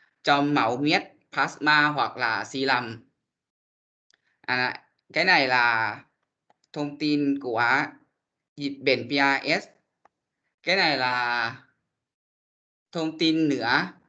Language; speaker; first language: Vietnamese; non-native, learner; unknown